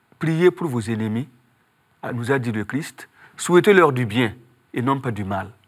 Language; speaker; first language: French; non-native, local second language; Mossi